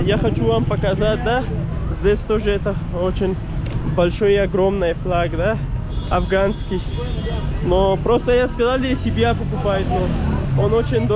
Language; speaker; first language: Russian; non-native, learner; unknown